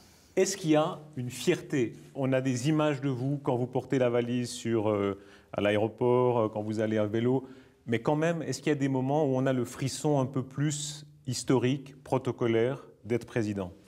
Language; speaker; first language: French; native; French